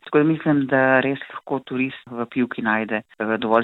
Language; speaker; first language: Slovenian; native; Slovenian